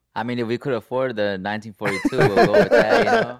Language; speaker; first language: English; native; English